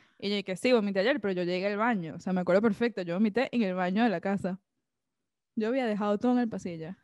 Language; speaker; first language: Spanish; native; Spanish